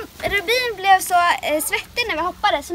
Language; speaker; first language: Swedish; native; Swedish